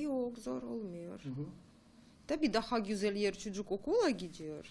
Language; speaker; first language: Turkish; non-native, learner; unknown